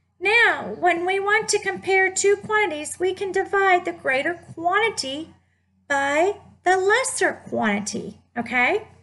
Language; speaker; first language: English; native; English